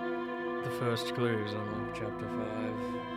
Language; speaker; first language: English; native; English